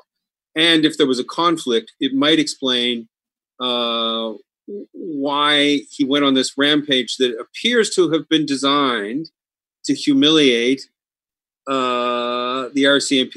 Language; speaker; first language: English; native; English